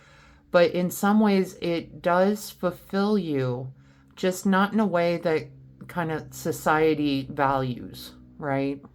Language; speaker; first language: English; native; English